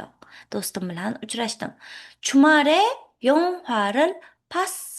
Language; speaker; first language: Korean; non-native, fluent; Uzbek